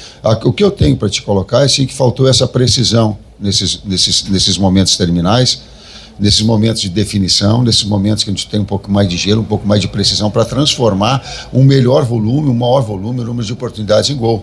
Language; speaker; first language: Portuguese; native; Portuguese